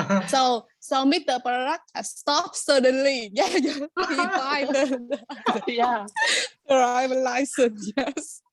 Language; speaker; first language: English; non-native, learner; Vietnamese